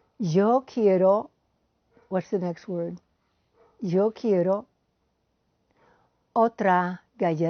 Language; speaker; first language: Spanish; non-native, fluent; English